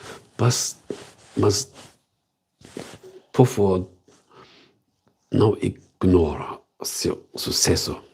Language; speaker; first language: Portuguese; non-native, learner; German